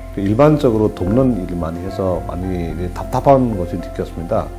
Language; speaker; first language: Korean; non-native, fluent; Nepali